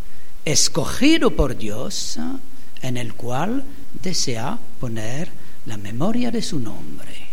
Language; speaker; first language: Spanish; non-native, fluent; French